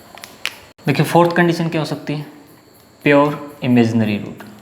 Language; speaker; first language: Hindi; native; Hindi